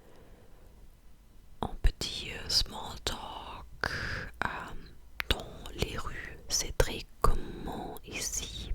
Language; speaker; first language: French; non-native, fluent; English